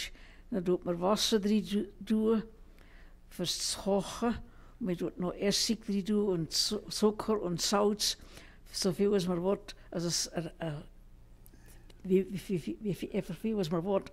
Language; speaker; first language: German; early bilingual, heritage; German